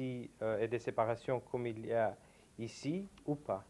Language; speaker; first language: French; non-native, fluent; Italian